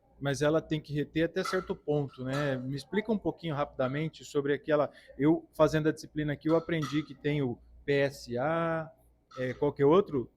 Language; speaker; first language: Portuguese; native; Portuguese